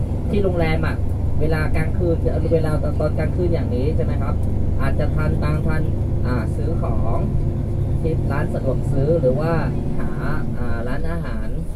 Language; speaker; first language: Thai; non-native, fluent; Vietnamese